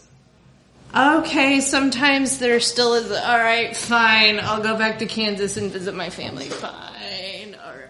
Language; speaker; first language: English; native; English